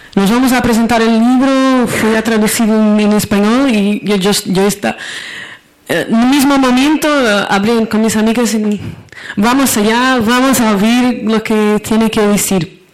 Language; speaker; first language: Spanish; non-native, learner; Portuguese